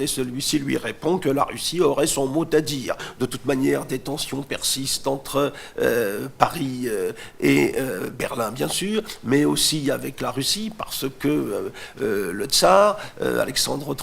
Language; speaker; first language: French; native; French